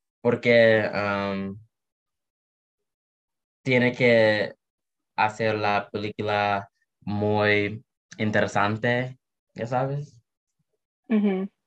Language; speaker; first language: Spanish; non-native, learner; English